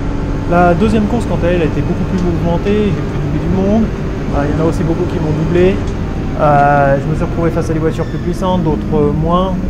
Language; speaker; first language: French; native; French